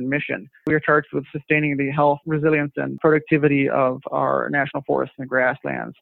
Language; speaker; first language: English; native; English